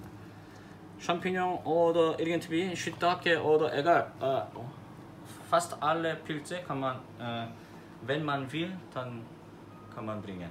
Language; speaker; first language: German; non-native, learner; Korean